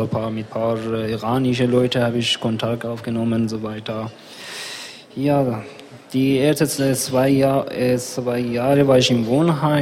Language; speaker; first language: German; non-native, learner; Persian